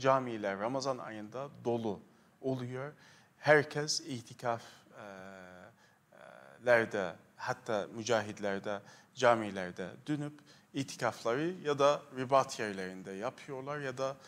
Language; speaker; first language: Turkish; non-native, fluent; Arabic